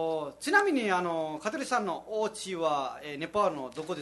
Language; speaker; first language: Japanese; non-native, fluent; Nepali